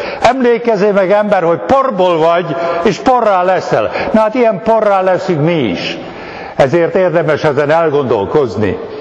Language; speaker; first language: Hungarian; native; Hungarian